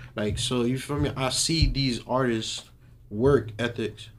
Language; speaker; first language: English; early bilingual, other home language; Haitian Creole